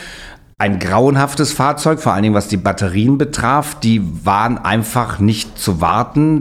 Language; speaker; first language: German; native; German